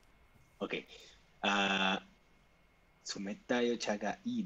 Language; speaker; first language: Japanese; non-native, learner; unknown